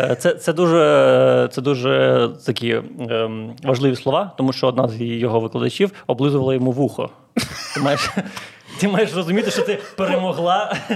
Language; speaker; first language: Ukrainian; non-native, local second language; Russian